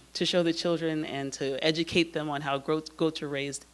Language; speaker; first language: English; native; English